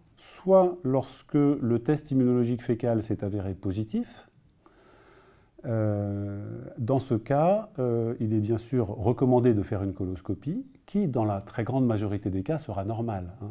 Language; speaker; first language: French; native; French